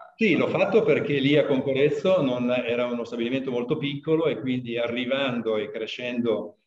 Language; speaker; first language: Italian; early bilingual, other home language; Portuguese